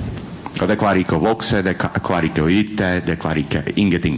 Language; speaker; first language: Norwegian; non-native, fluent; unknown